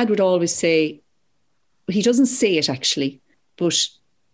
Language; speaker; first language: English; native; English